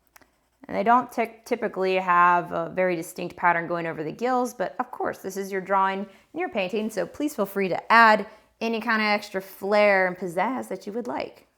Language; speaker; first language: English; native; English